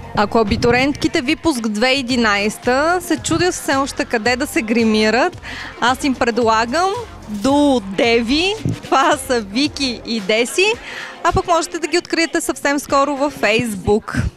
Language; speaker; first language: Bulgarian; native; Bulgarian